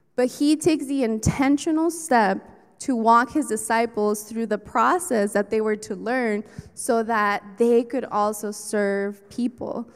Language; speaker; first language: English; early bilingual, other home language; Spanish